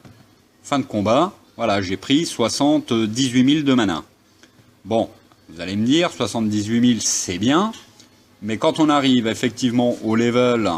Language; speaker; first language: French; native; French